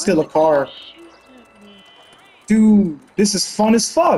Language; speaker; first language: English; native; English